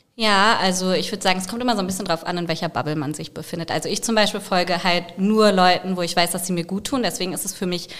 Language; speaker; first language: German; native; German